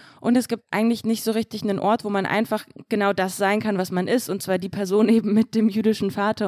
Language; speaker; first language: German; early bilingual, other home language; Russian